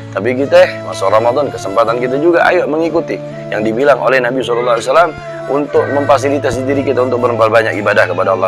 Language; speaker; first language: Indonesian; native; Indonesian